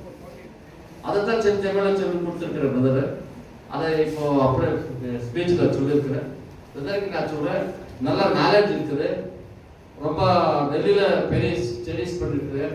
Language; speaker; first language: Tamil; non-native, learner; Kannada